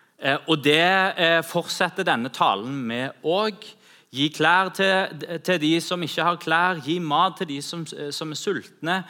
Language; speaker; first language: Norwegian; native; Norwegian